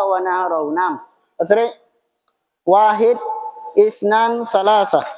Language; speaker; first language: Arabic; non-native, fluent; Indonesian